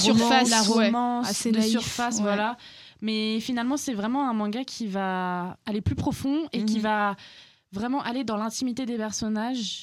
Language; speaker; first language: French; native; French